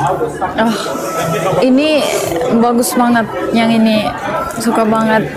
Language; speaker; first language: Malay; non-native, learner; Turkish